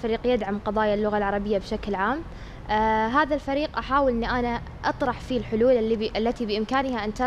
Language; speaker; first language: Arabic; native; Arabic